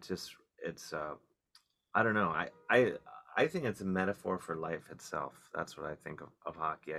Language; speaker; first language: English; native; English